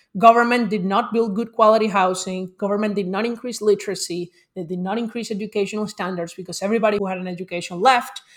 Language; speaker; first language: English; non-native, fluent; Spanish